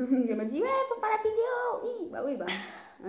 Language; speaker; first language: French; native; French